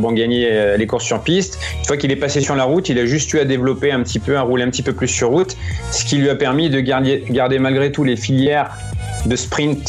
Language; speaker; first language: French; native; French